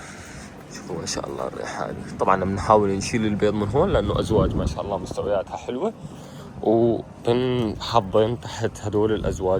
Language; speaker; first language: Arabic; native; Arabic